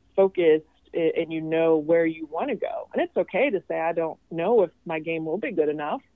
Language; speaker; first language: English; non-native, fluent; Swedish